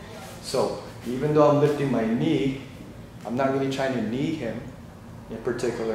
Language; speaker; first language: English; native; English